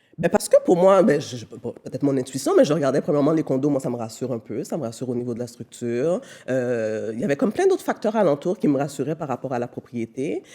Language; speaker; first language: French; native; French